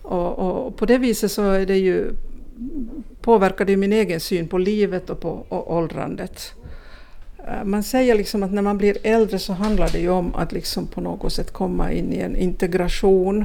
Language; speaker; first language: Swedish; native; Swedish